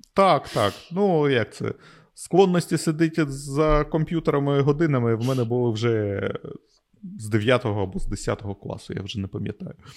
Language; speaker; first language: Ukrainian; non-native, local second language; Russian